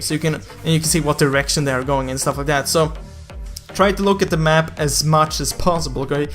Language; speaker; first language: English; non-native, fluent; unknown